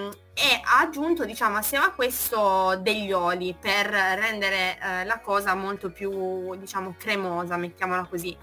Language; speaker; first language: Italian; native; Italian